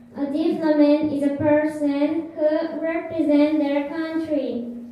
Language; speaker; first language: English; early bilingual, other home language; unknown